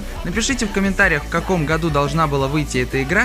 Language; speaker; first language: Russian; native; Russian